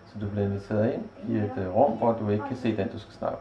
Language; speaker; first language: Danish; native; Danish